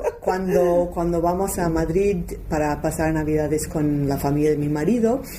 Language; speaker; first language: Spanish; non-native, fluent; English